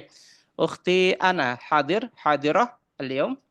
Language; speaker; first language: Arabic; non-native, fluent; Indonesian